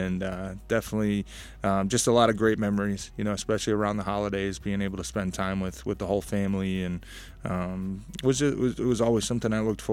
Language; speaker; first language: English; native; English